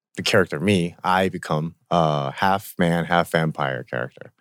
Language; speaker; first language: English; early bilingual, other home language; Korean